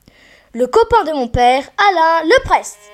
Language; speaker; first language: French; native; French